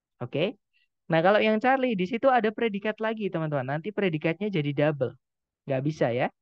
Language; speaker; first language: Indonesian; non-native, local second language; Javanese